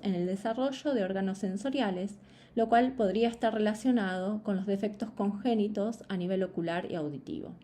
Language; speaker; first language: Spanish; native; Spanish